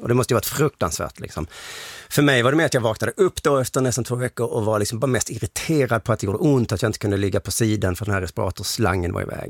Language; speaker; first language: Swedish; native; Swedish